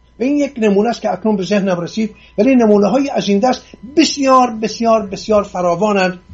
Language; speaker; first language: Persian; non-native, local second language; Assyrian Neo-Aramaic